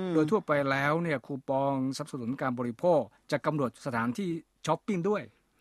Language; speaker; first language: Thai; non-native, fluent; Chinese